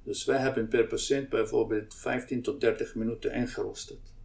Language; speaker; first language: Dutch; non-native, local second language; Arabic